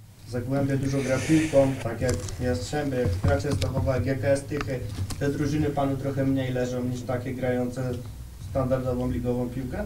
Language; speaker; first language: Polish; native; Polish